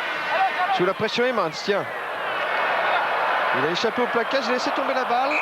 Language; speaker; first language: French; native; French